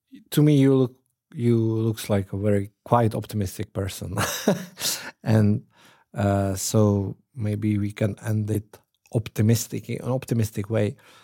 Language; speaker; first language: English; non-native, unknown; Czech